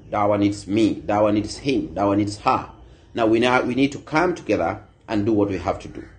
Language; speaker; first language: English; non-native, local second language; Luo (Kenya and Tanzania)